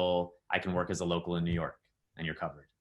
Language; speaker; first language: English; native; English